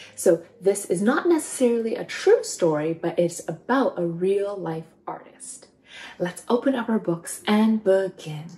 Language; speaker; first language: English; native; English